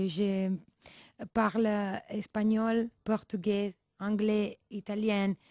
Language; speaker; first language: French; non-native, learner; Italian